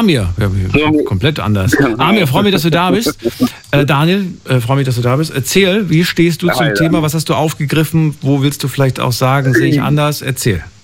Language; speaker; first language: German; native; German